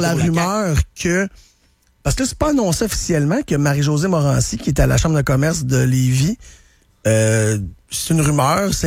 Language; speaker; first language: French; native; French